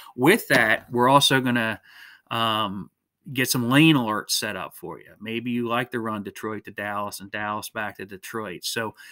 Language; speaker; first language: English; native; English